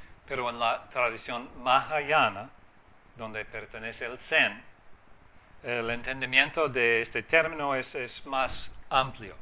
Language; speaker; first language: Spanish; non-native, fluent; English